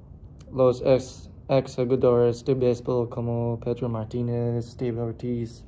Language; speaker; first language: Spanish; non-native, learner; English